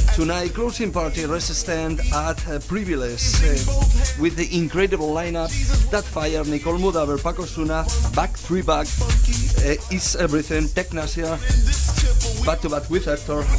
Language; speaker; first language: English; non-native, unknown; Spanish